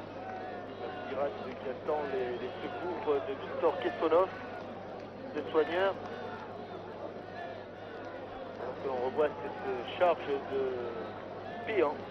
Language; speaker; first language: French; native; French